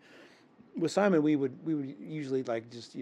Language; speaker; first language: English; native; English